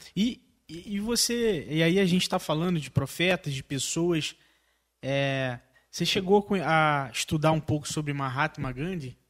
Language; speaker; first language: Portuguese; native; Portuguese